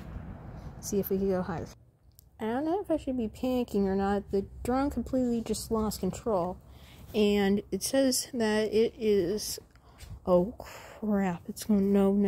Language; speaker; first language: English; native; English